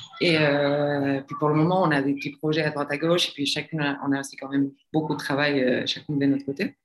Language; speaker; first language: French; non-native, fluent; Spanish